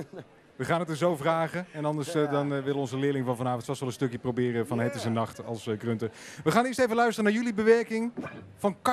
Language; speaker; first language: Dutch; native; Dutch